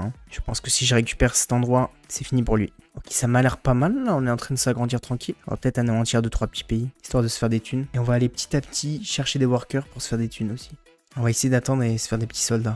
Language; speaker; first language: French; native; French